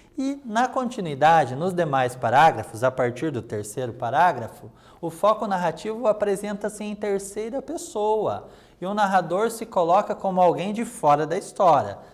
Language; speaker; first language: Portuguese; native; Portuguese